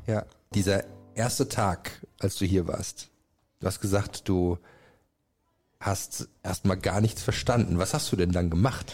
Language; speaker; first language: German; native; German